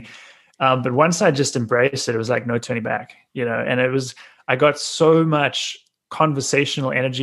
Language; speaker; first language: English; native; English